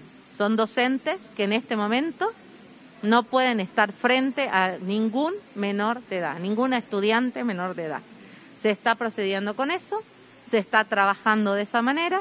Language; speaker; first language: Spanish; native; Spanish